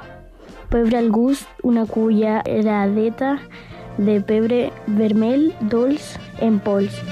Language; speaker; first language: Catalan; early bilingual, other home language; Spanish